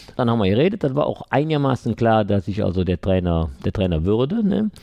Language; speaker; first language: German; native; German